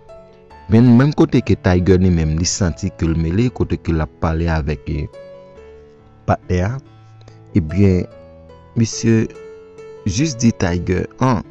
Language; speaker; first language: French; non-native, local second language; Haitian Creole